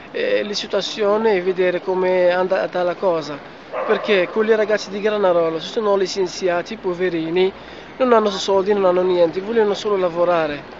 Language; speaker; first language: Italian; non-native, fluent; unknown